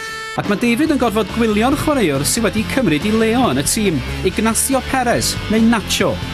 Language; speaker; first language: Welsh; native; Welsh